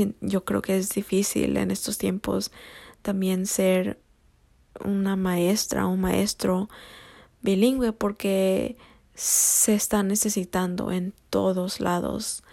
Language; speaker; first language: Spanish; early bilingual, heritage; Spanish